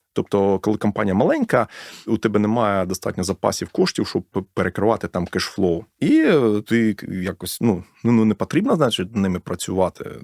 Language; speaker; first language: Ukrainian; non-native, local second language; Russian